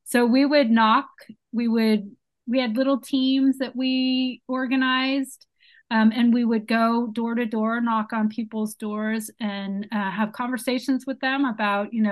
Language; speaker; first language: English; native; English